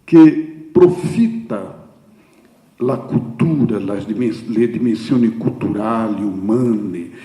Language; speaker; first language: Italian; non-native, fluent; Portuguese